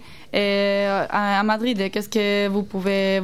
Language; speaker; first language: French; non-native, learner; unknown